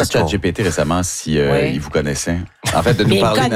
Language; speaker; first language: French; native; French